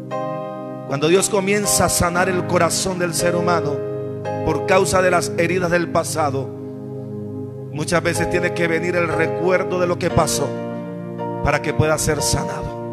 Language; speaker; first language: Spanish; native; Spanish